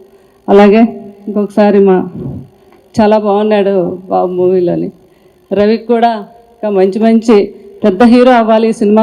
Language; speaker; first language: Telugu; native; Telugu